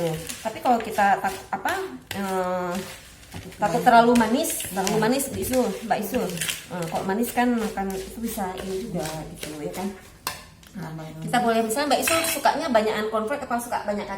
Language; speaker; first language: Indonesian; native; Indonesian